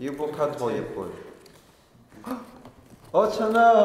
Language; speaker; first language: Korean; non-native, fluent; Cantonese